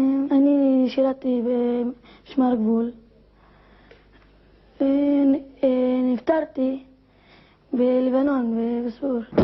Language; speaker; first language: Hebrew; non-native, local second language; Arabic